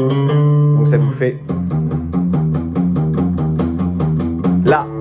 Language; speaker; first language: French; native; French